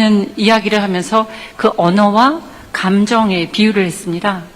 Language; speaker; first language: Korean; native; Korean